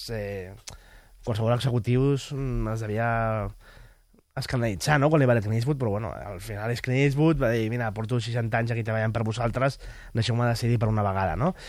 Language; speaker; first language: Catalan; native; Catalan